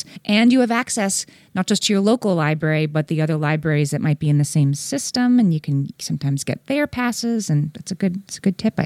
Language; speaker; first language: English; native; English